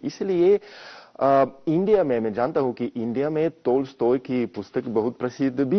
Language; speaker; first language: Hindi; non-native, fluent; Russian